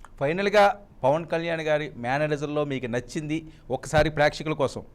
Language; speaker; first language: Telugu; native; Telugu